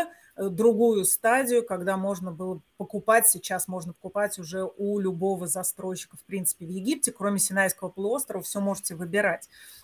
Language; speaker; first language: Russian; native; Russian